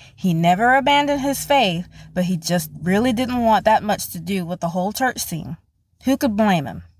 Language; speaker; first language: English; native; English